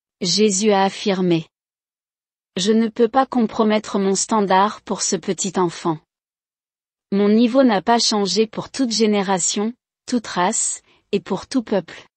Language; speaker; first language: French; non-native, local second language; Rundi